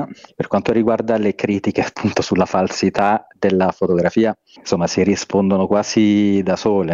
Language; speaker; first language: Italian; native; Italian